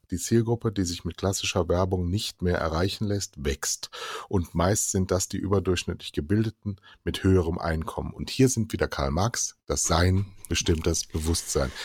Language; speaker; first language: German; native; German